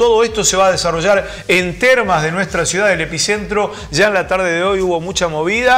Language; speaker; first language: Spanish; native; Spanish